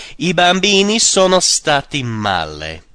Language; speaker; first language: Italian; non-native, fluent; English